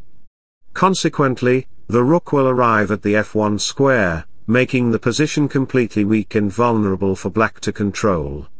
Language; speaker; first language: English; non-native, local second language; Hindi